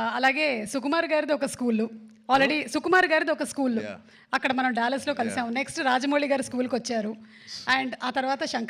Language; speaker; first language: Telugu; native; Telugu